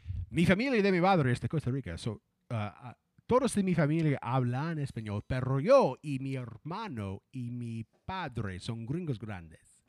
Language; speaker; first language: Spanish; early bilingual, heritage; Spanish